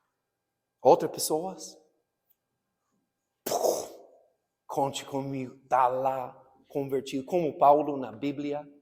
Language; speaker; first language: Portuguese; non-native, fluent; English